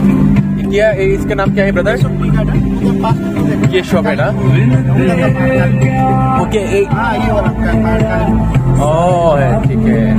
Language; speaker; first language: Hindi; non-native, learner; Bangla